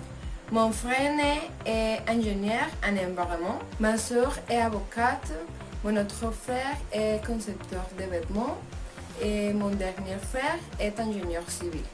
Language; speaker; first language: French; non-native, learner; Spanish